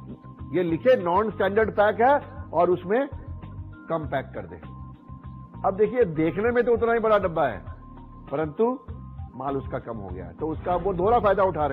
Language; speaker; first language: Hindi; native; Hindi